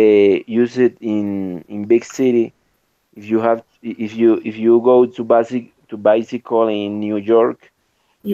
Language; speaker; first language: English; non-native, learner; Spanish